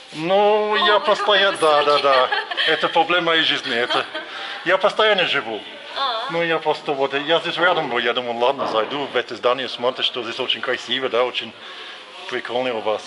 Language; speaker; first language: Russian; non-native, learner; English